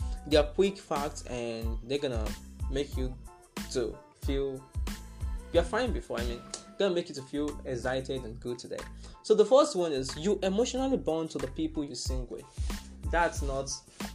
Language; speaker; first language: English; non-native, local second language; Yoruba